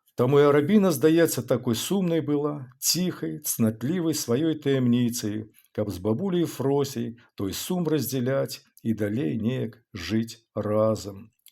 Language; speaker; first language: Belarusian; native; Belarusian